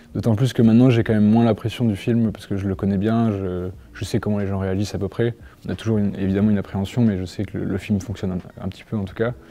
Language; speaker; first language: French; native; French